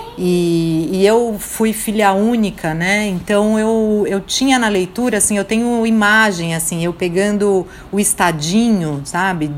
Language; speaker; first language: Portuguese; native; Portuguese